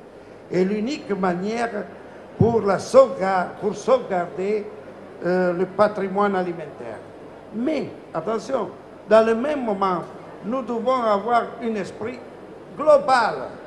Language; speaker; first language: French; non-native, fluent; Italian